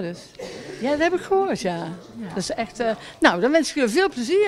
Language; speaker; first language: Dutch; native; Dutch